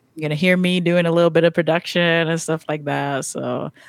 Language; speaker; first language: English; native; English